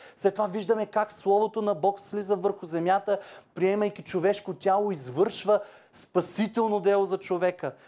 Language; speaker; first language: Bulgarian; native; Bulgarian